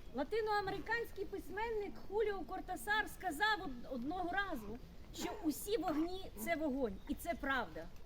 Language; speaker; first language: Ukrainian; native; Ukrainian